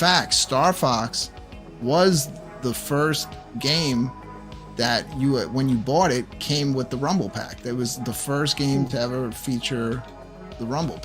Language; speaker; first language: English; native; English